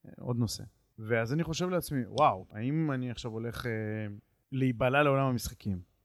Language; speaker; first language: Hebrew; native; Hebrew